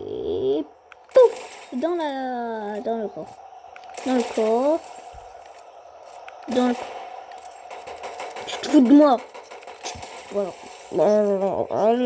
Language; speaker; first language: French; native; French